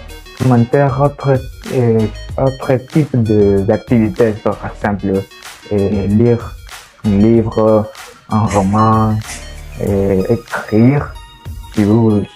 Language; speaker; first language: French; non-native, learner; Spanish